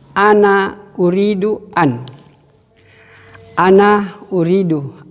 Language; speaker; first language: Arabic; non-native, fluent; Indonesian